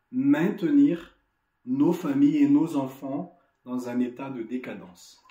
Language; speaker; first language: French; non-native, local second language; Malagasy